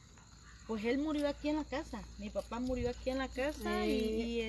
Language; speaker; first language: Spanish; native; Spanish